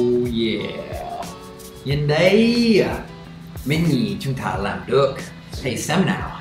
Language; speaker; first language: Vietnamese; non-native, fluent; English